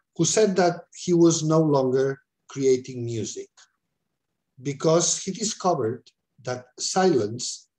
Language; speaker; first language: English; non-native, fluent; Catalan